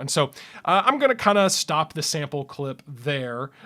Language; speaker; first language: English; native; English